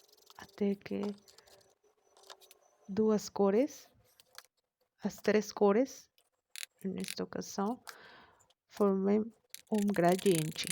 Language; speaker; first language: Portuguese; non-native, learner; Spanish